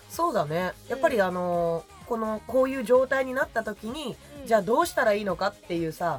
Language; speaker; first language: Japanese; native; Japanese